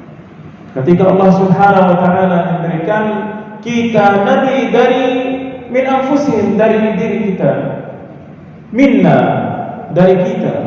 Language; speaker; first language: Indonesian; non-native, learner; Arabic